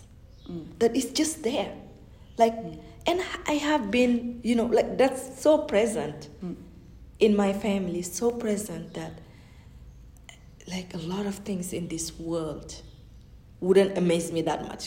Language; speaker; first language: English; non-native, fluent; Fula